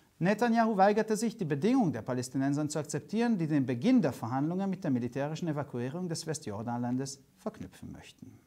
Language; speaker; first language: German; non-native, fluent; Hungarian